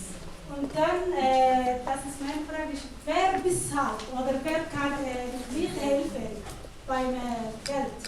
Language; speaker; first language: German; non-native, learner; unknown